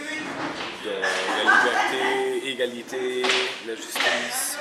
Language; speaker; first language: French; non-native, fluent; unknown